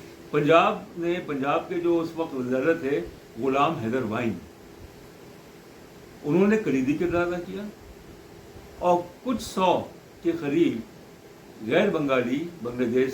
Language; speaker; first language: Urdu; native; Urdu